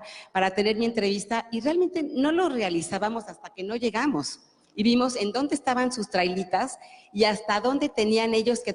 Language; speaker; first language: Spanish; native; Spanish